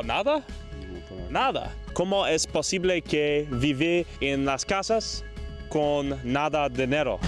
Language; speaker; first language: Spanish; non-native, learner; English